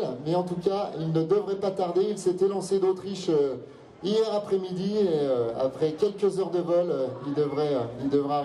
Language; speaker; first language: French; native; French